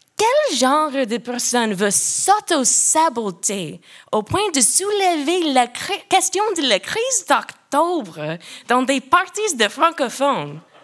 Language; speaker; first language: French; non-native, local second language; English